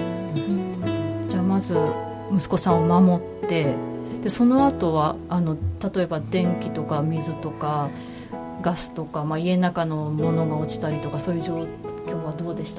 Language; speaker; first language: Japanese; native; Japanese